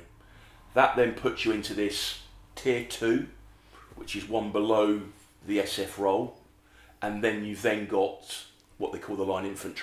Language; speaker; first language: English; native; English